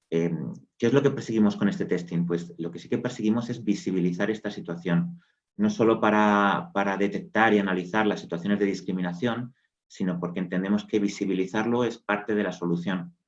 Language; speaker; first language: Spanish; native; Spanish